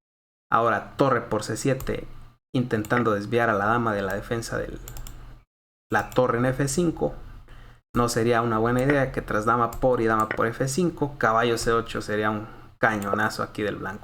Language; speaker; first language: Spanish; native; Spanish